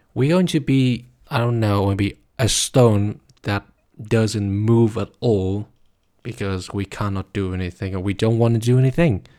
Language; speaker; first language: English; non-native, fluent; Vietnamese